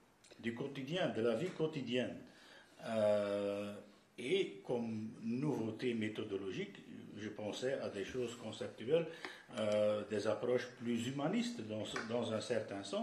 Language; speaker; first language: French; non-native, fluent; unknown